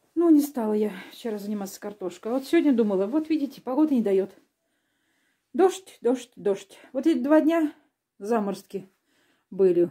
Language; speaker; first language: Russian; native; Russian